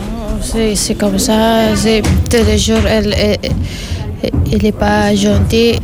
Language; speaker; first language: French; non-native, learner; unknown